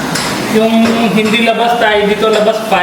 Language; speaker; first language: Filipino; non-native, learner; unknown